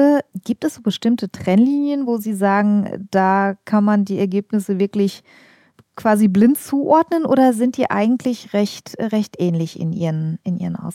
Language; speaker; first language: German; native; German